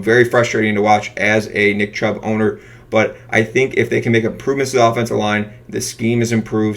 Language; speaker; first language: English; native; English